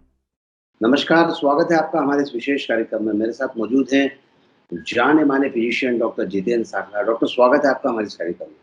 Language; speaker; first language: Hindi; native; Hindi